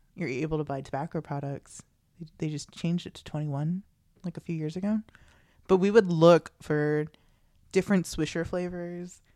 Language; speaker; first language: English; early bilingual, other home language; Filipino